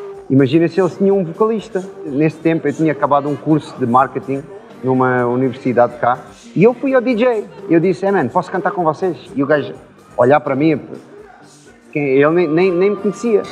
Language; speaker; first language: Portuguese; early bilingual, heritage; Portuguese